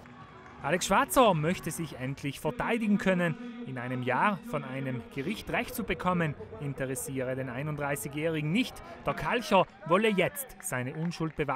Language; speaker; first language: German; native; German